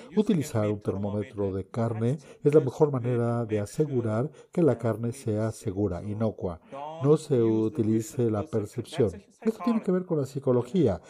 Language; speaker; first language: Spanish; non-native, fluent; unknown